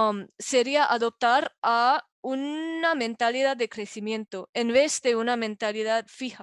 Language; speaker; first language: Spanish; non-native, fluent; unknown